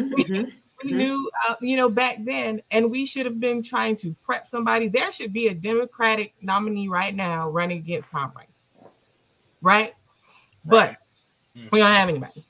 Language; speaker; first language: English; native; English